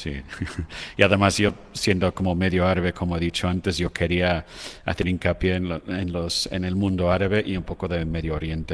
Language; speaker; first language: Spanish; non-native, fluent; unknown